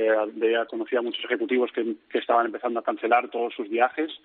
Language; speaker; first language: Spanish; native; Spanish